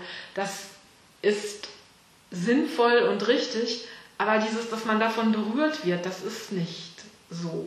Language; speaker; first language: German; native; German